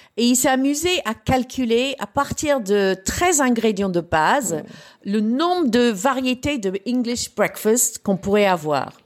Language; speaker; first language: French; non-native, fluent; English